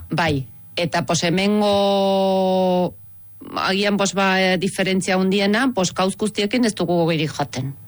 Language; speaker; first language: Basque; non-native, fluent; Swiss German